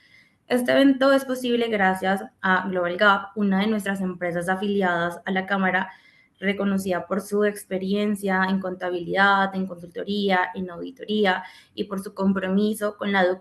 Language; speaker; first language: Spanish; native; Spanish